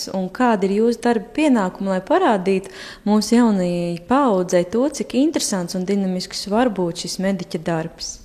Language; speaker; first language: Latvian; native; Latvian